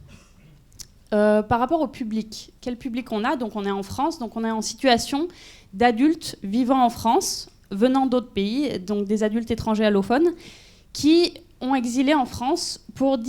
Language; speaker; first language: French; native; French